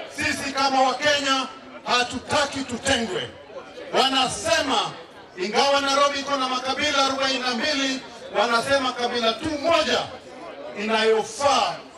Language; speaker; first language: Swahili; non-native, local second language; Luo (Kenya and Tanzania)